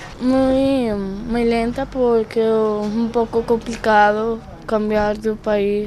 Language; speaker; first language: Portuguese; non-native, learner; Spanish